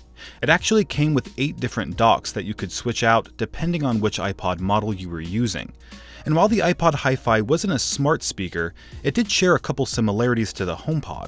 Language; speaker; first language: English; native; English